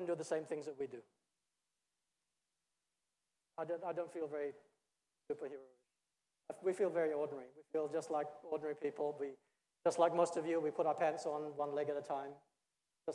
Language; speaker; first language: English; native; English